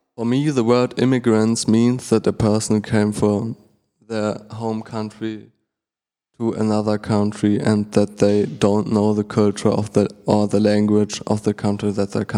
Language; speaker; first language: English; non-native, learner; German